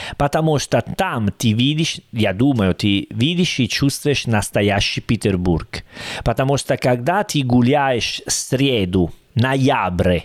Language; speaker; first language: Russian; non-native, learner; Italian